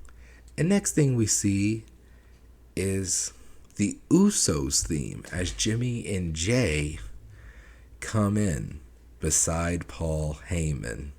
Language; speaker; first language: English; native; English